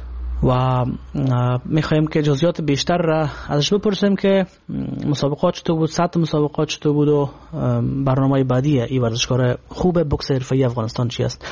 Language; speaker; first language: Persian; native; Persian